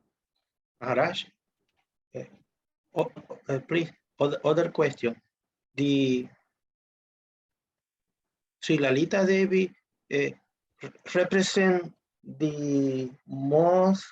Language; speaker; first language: English; non-native, learner; Spanish